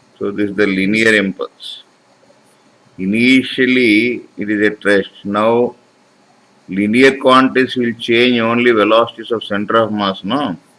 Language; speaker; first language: English; non-native, local second language; Urdu